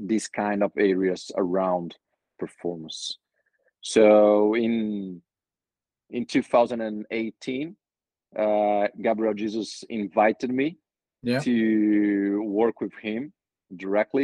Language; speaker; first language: English; non-native, fluent; Portuguese